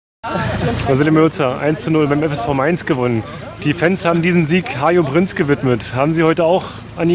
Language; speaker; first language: German; native; German